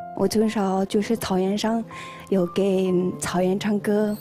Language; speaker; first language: Chinese; non-native, local second language; Mongolian